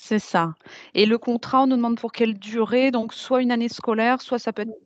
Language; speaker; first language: French; native; French